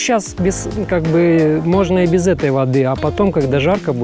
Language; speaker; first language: Russian; native; Russian